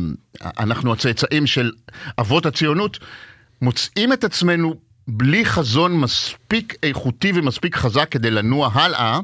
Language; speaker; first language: Hebrew; native; Hebrew